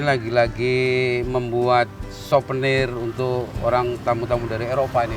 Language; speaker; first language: Indonesian; native; Indonesian